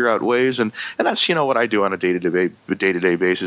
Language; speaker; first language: English; native; English